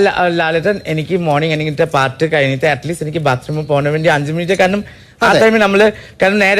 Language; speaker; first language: Malayalam; non-native, learner; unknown